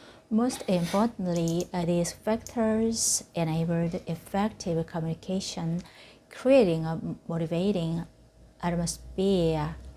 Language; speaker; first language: English; non-native, fluent; Korean